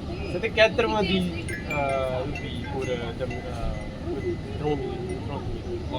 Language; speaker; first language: French; non-native, learner; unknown